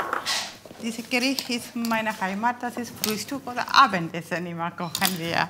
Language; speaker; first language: German; non-native, learner; Tamil